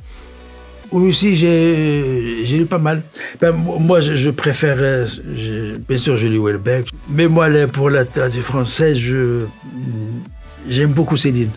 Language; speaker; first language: French; non-native, local second language; Arabic